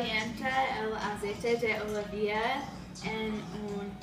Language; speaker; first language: Spanish; non-native, learner; English